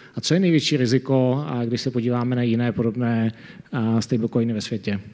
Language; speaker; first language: Czech; native; Czech